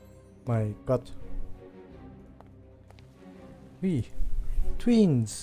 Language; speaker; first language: German; non-native, learner; Japanese